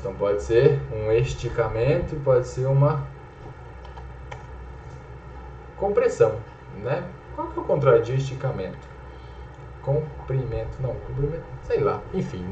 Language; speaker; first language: Portuguese; native; Portuguese